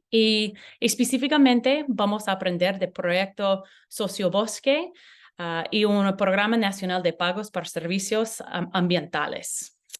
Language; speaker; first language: Spanish; non-native, learner; English